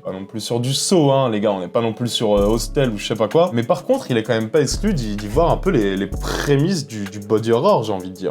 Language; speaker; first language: French; native; French